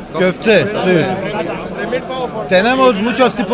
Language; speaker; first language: Spanish; non-native, learner; Turkish